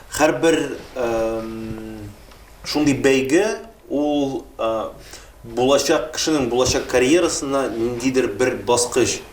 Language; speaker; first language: Tatar; native; Tatar